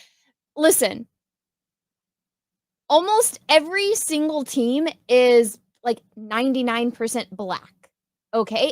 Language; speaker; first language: English; native; English